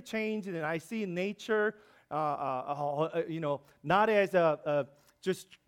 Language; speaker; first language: English; non-native, learner; Korean